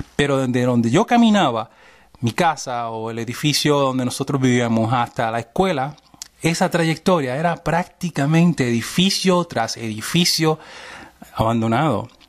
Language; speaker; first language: Spanish; early bilingual, heritage; Spanish